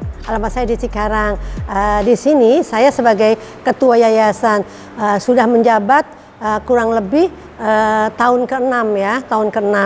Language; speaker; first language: Indonesian; native; Indonesian